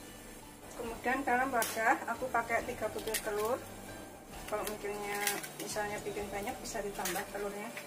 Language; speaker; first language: Indonesian; native; Indonesian